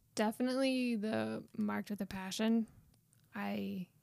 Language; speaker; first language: English; native; English